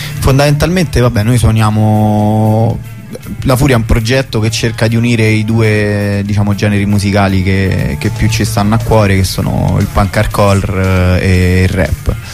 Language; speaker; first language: Italian; native; Italian